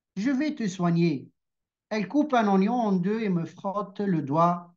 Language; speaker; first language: French; non-native, local second language; Arabic